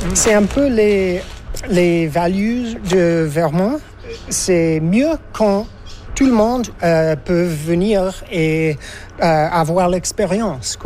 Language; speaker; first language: French; non-native, fluent; English